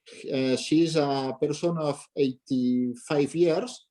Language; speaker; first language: English; non-native, learner; Catalan